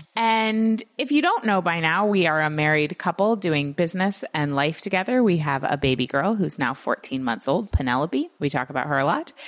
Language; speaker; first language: English; native; English